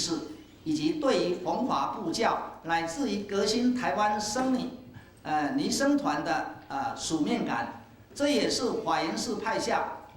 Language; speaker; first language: Chinese; native; Chinese